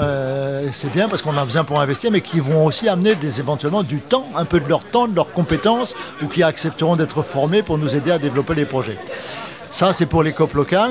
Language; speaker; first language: French; native; French